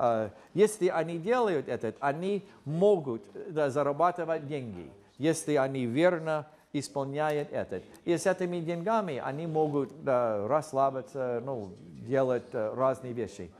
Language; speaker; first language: Russian; non-native, fluent; English